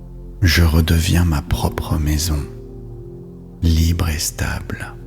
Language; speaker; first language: French; native; French